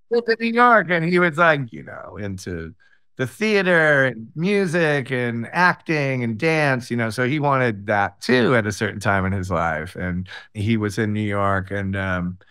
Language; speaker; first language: English; native; English